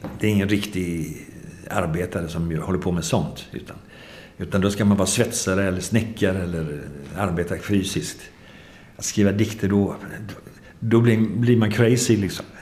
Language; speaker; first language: Swedish; native; Swedish